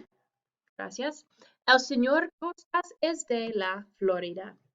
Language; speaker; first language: Spanish; non-native, fluent; English